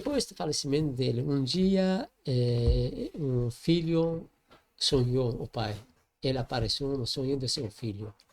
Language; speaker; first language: Portuguese; non-native, learner; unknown